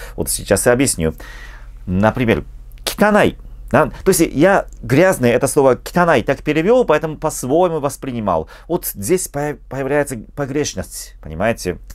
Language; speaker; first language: Russian; non-native, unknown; Japanese